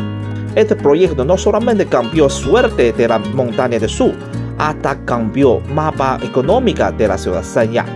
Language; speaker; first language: Spanish; non-native, learner; Chinese